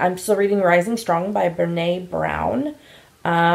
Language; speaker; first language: English; native; English